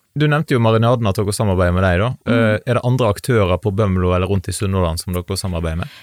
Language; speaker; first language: Norwegian; native; Norwegian